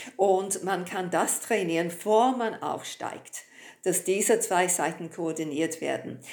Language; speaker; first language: German; non-native, fluent; English